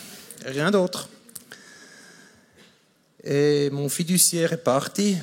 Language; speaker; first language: French; non-native, fluent; German